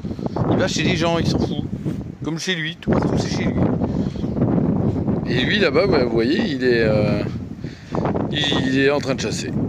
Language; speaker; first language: French; native; French